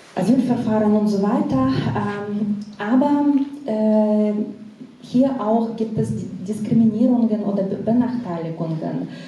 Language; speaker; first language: German; non-native, fluent; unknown